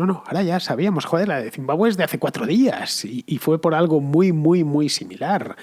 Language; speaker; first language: Spanish; native; Spanish